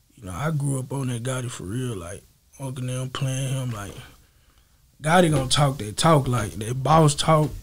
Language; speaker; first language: English; native; English